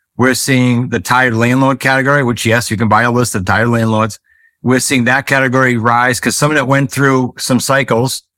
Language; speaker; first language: English; native; English